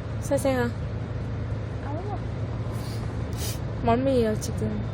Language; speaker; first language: Korean; non-native, learner; Vietnamese